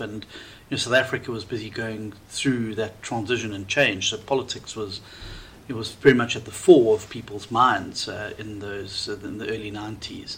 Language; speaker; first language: English; native; English